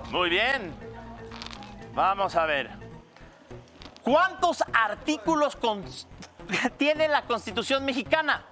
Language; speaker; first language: Spanish; native; Spanish